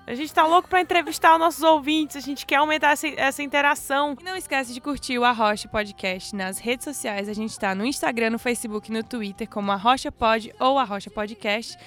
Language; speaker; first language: Portuguese; native; Portuguese